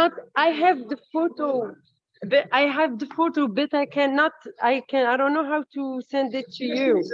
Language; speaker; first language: English; non-native, learner; Arabic